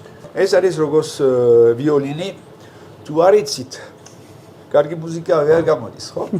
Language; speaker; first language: Georgian; non-native, learner; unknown